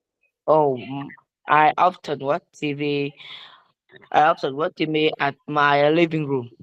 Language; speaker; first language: English; non-native, learner; Vietnamese